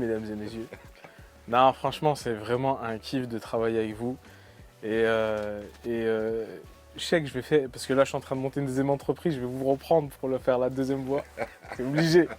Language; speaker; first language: French; native; French